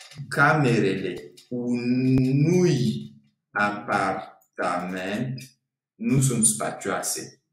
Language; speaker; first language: Romanian; non-native, fluent; French